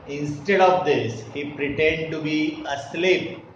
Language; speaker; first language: English; non-native, local second language; Marathi